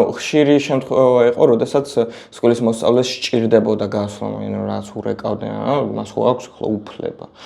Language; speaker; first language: Georgian; early bilingual, heritage; Georgian